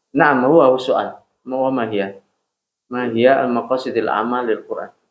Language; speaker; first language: Arabic; non-native, fluent; Indonesian